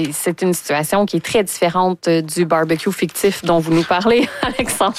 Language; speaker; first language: French; native; French